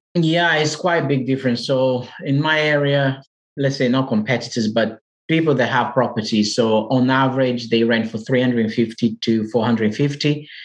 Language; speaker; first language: English; non-native, fluent; Portuguese